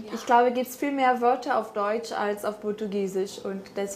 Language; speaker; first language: German; early bilingual, heritage; Portuguese